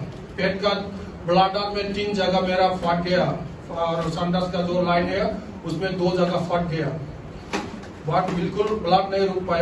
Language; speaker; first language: Hindi; non-native, local second language; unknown